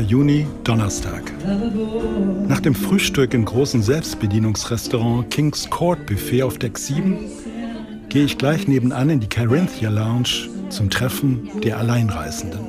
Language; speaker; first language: German; native; German